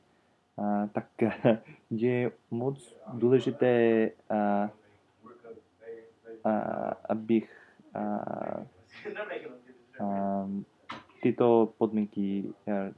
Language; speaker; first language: Czech; non-native, learner; English